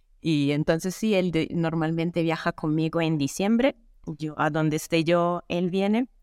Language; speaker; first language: Spanish; non-native, fluent; Italian